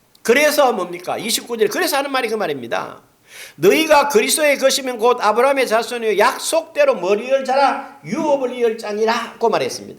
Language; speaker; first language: Korean; native; Korean